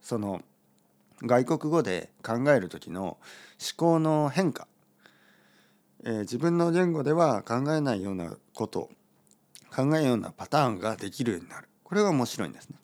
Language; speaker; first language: Japanese; native; Japanese